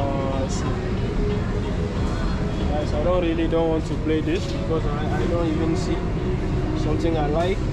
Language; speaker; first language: English; non-native, fluent; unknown